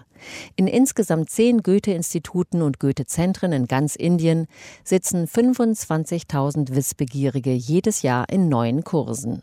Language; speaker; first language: German; native; German